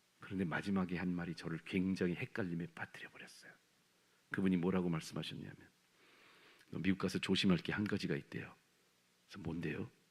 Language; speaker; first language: Korean; native; Korean